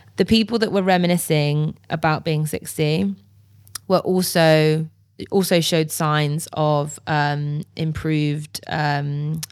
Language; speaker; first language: English; native; English